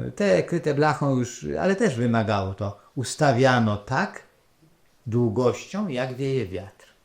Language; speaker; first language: Polish; non-native, local second language; Rusyn